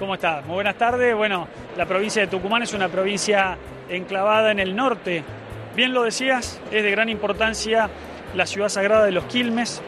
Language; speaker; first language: Spanish; native; Spanish